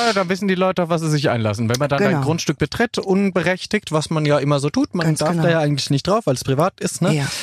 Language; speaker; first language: German; native; German